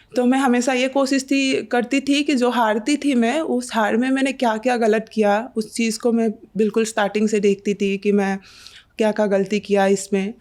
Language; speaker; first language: Hindi; non-native, local second language; Assamese